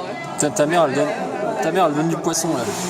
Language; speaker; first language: French; native; French